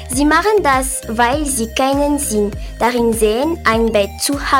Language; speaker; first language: German; non-native, learner; Malagasy